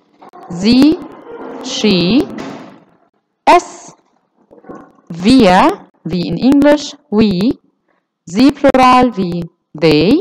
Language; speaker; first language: German; non-native, fluent; Arabic